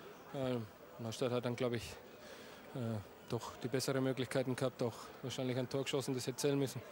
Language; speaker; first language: German; native; German